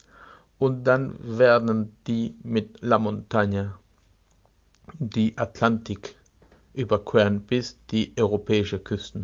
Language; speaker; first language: German; non-native, fluent; Spanish